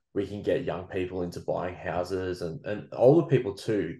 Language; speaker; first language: English; native; English